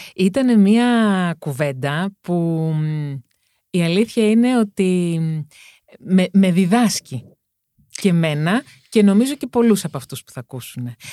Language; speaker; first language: Greek; native; Greek